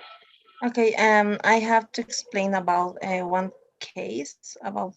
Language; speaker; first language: English; non-native, learner; Spanish